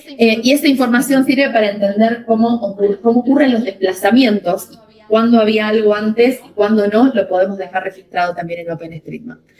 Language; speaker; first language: Spanish; native; Spanish